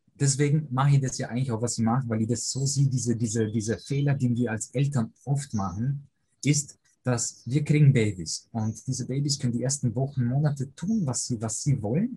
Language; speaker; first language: German; early bilingual, other home language; Polish